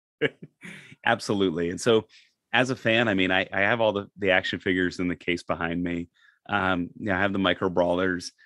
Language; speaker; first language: English; native; English